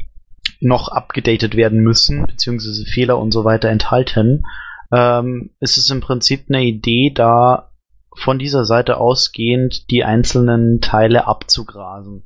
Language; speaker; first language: German; native; German